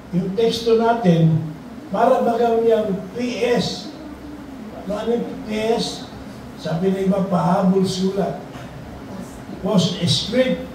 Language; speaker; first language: Filipino; native; Filipino